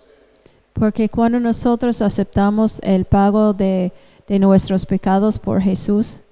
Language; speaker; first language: Spanish; non-native, fluent; English